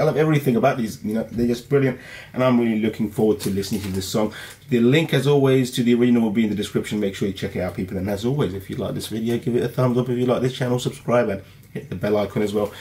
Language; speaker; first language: English; early bilingual, other home language; Urdu